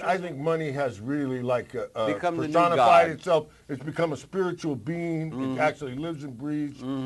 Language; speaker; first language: English; native; English